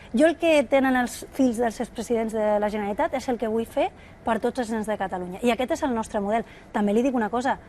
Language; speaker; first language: Catalan; non-native, local second language; Spanish